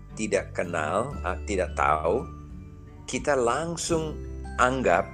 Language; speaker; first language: Indonesian; non-native, fluent; English